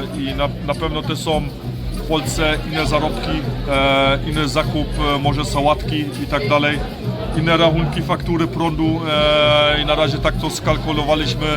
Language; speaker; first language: Polish; early bilingual, heritage; Polish